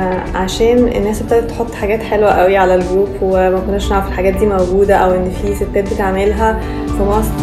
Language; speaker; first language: Arabic; native; Arabic